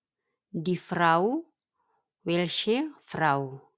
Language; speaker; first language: German; non-native, fluent; Indonesian